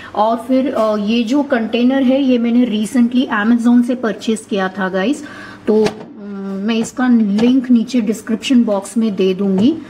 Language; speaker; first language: Hindi; non-native, local second language; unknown